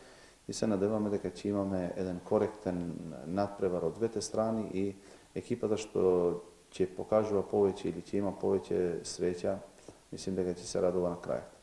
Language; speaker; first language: Macedonian; non-native, local second language; Albanian